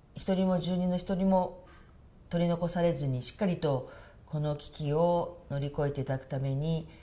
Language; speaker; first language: Japanese; native; Japanese